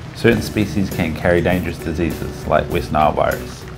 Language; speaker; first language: English; native; English